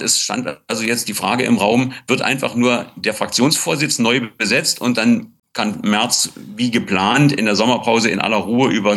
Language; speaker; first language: German; native; German